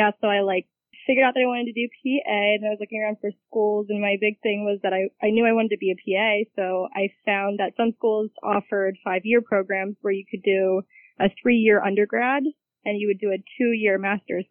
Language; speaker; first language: English; native; English